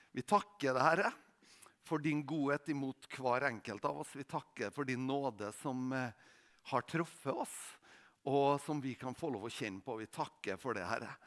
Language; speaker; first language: Norwegian; native; Norwegian